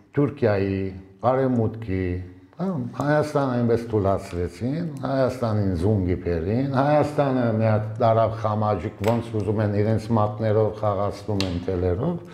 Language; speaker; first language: Armenian; early bilingual, heritage; Armenian